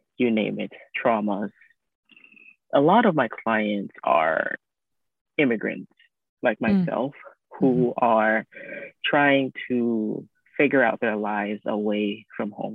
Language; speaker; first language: English; non-native, local second language; Akan